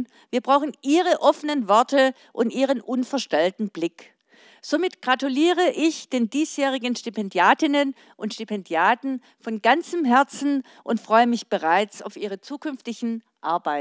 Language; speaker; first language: German; native; German